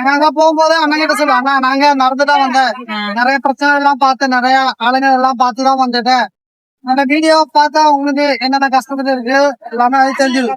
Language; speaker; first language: Tamil; non-native, learner; Malayalam